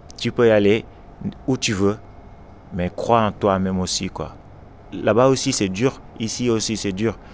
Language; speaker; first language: French; non-native, local second language; Wolof